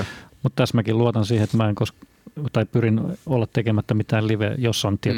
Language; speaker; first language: Finnish; native; Finnish